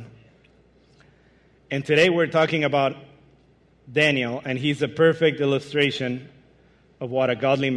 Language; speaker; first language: English; non-native, fluent; Spanish